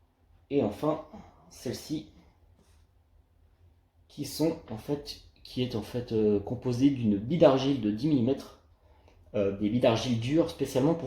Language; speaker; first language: French; native; French